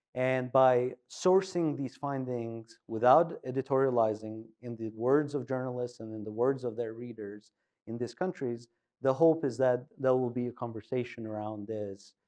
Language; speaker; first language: English; non-native, fluent; Albanian